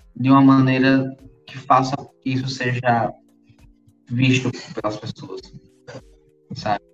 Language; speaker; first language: Portuguese; native; Portuguese